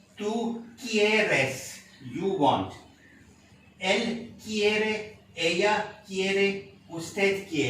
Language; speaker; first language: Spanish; non-native, fluent; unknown